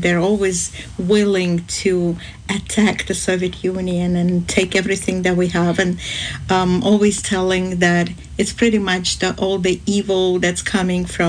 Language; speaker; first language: English; non-native, fluent; Azerbaijani